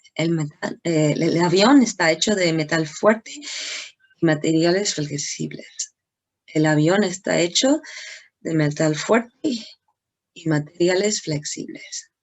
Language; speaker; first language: Spanish; non-native, learner; English